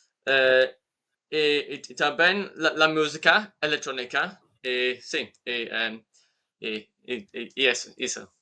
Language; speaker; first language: Spanish; non-native, learner; English